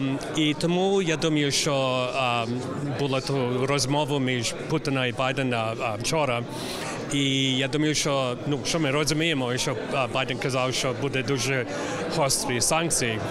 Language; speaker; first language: Ukrainian; early bilingual, heritage; English